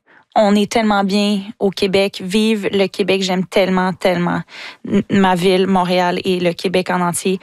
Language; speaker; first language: French; native; French